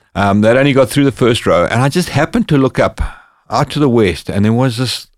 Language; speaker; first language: English; native; English